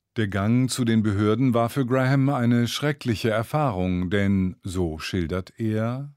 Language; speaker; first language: German; native; German